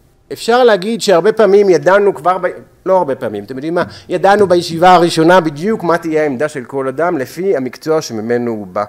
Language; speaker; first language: Hebrew; native; Hebrew